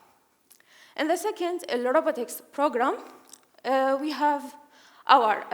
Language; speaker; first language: English; non-native, learner; Arabic